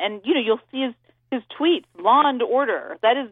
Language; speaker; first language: English; native; English